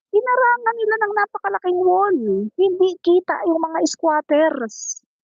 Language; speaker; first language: Filipino; non-native, local second language; Cebuano